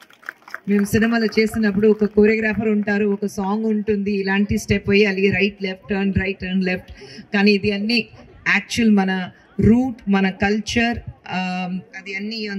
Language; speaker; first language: Telugu; non-native, fluent; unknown